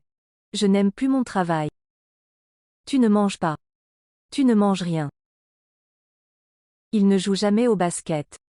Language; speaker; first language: French; non-native, learner; English